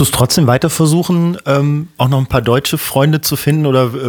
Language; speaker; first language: German; native; German